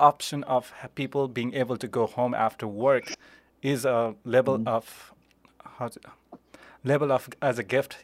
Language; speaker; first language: English; non-native, local second language; Nepali